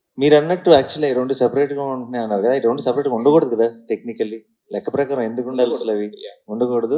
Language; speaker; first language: Telugu; native; Telugu